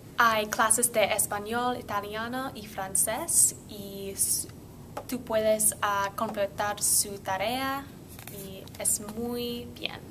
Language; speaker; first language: Spanish; non-native, learner; English